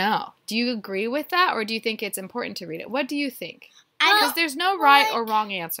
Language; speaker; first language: English; native; English